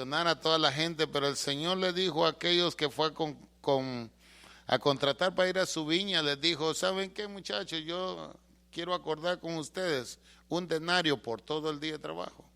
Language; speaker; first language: Spanish; native; Spanish